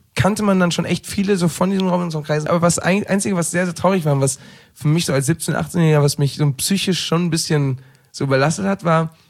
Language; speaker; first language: German; early bilingual, heritage; German